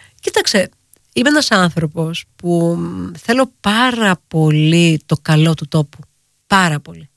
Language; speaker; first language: Greek; native; Greek